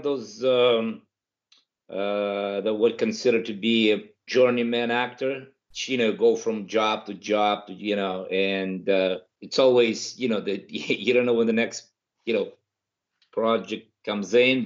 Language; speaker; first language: English; non-native, fluent; Ukrainian